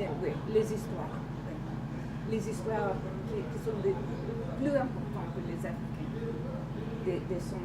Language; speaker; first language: French; non-native, learner; English